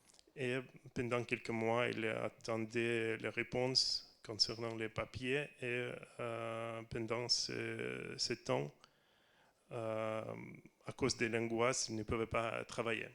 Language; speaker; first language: French; non-native, learner; Russian